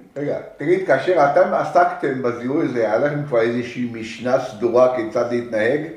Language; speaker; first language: Hebrew; native; Hebrew